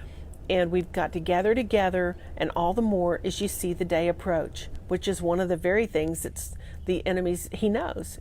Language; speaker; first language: English; native; English